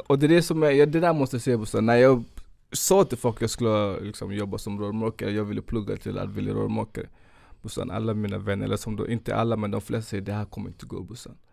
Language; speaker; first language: Swedish; non-native, fluent; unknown